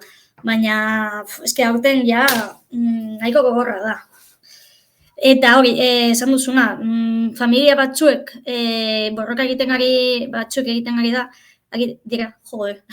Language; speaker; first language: Basque; non-native, fluent; Catalan